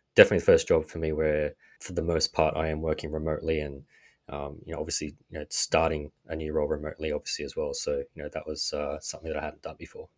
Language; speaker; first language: English; native; English